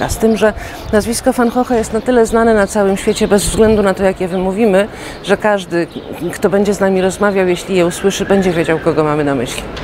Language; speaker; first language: Polish; native; Polish